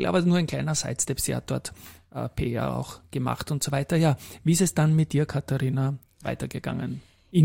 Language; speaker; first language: German; native; German